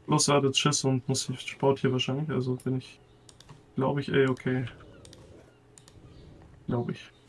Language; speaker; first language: German; native; German